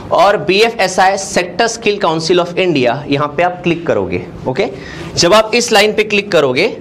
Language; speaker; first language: Hindi; non-native, local second language; Marathi